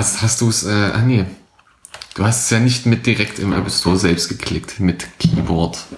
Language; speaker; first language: German; native; German